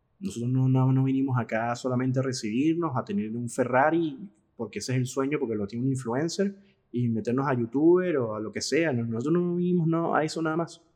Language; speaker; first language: Spanish; native; Spanish